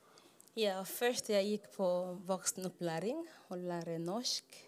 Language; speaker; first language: Norwegian; non-native, learner; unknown